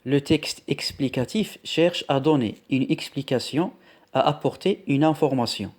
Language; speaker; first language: French; non-native, local second language; Arabic